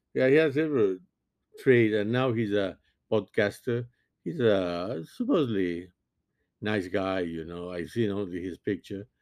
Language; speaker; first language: English; non-native, fluent; French